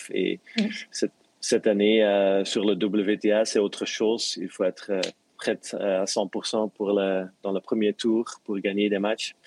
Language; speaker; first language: French; non-native, local second language; Dutch